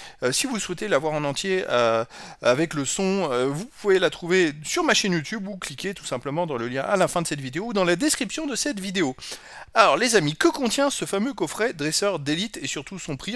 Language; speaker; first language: French; native; French